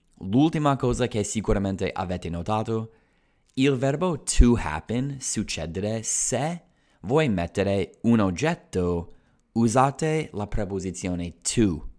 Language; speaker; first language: Italian; non-native, fluent; English